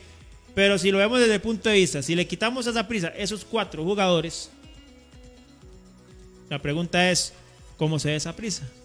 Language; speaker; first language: Spanish; native; Spanish